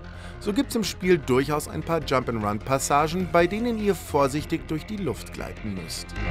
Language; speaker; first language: German; native; German